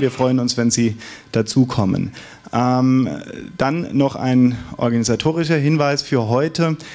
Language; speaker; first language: German; native; German